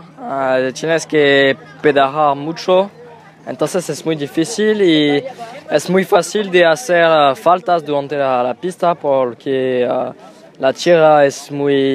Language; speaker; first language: Spanish; non-native, learner; French